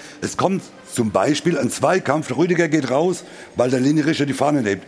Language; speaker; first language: German; native; German